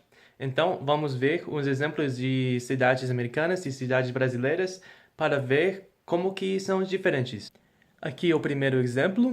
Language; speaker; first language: Portuguese; non-native, fluent; English